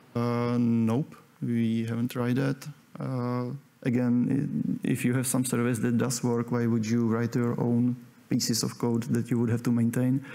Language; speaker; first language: English; non-native, fluent; Czech